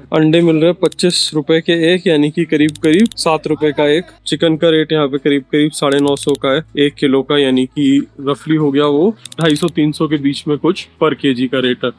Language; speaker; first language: Hindi; native; Hindi